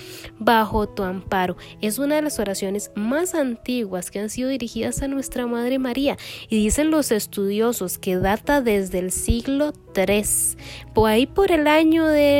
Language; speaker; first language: Spanish; native; Spanish